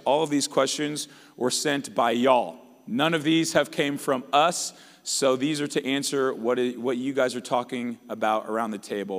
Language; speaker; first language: English; native; English